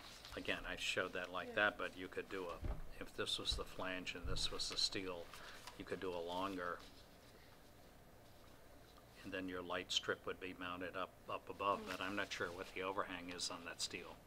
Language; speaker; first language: English; native; English